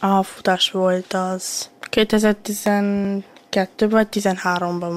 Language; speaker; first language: Hungarian; early bilingual, heritage; Hungarian